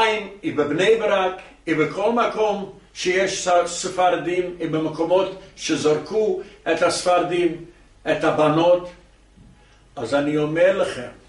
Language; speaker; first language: Hebrew; non-native, fluent; English